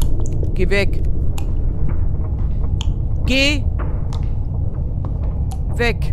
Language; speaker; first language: German; native; German